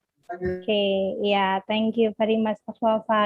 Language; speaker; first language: English; non-native, learner; Indonesian